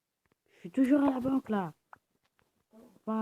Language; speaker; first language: French; native; French